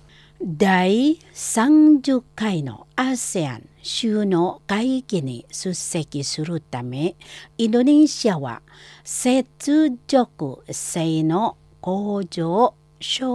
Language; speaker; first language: Japanese; non-native, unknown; Indonesian